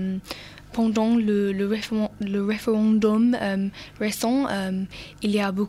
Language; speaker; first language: French; non-native, learner; English